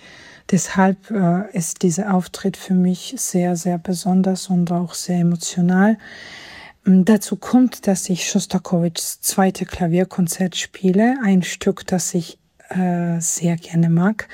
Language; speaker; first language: German; non-native, fluent; Georgian